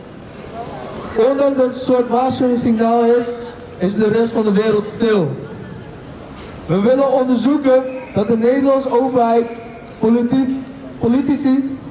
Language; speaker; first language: Dutch; non-native, fluent; Uyghur